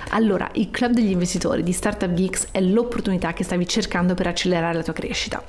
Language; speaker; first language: Italian; native; Italian